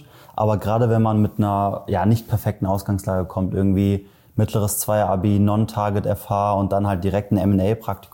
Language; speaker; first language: German; native; German